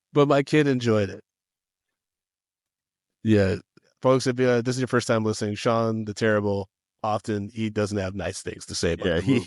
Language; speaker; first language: English; native; English